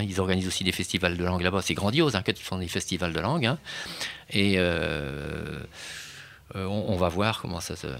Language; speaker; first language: French; native; French